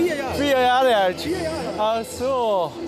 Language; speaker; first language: German; non-native, learner; Korean